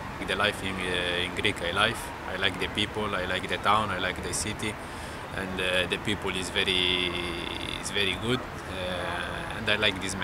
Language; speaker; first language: English; non-native, learner; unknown